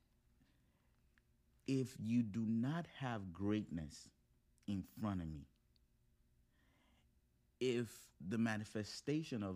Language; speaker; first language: English; non-native, local second language; Yoruba